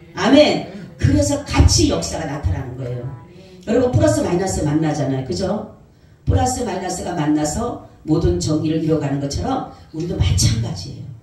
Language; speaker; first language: Korean; native; Korean